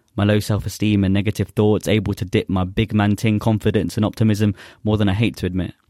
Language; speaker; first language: English; non-native, local second language; Urdu